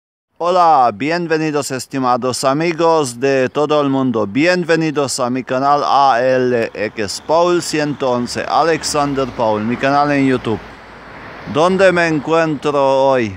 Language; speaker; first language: Spanish; non-native, fluent; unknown